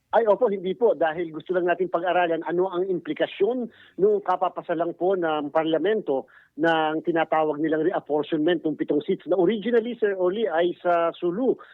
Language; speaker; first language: Filipino; native; Filipino